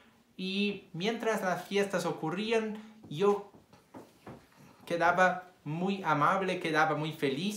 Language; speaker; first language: Spanish; non-native, fluent; Portuguese